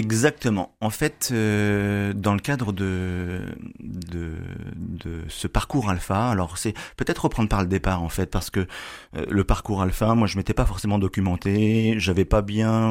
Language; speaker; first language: French; native; French